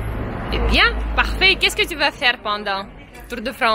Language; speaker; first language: French; non-native, fluent; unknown